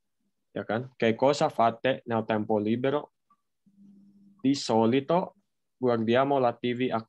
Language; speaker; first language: Italian; non-native, fluent; Indonesian